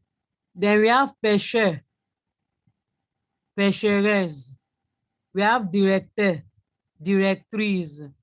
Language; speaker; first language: French; non-native, fluent; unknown